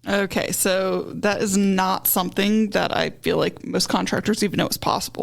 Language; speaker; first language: English; native; English